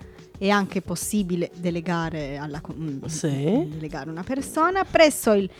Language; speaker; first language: Italian; native; Italian